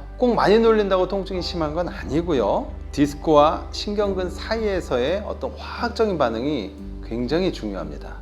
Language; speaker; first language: Korean; native; Korean